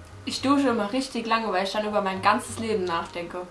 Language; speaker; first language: German; native; German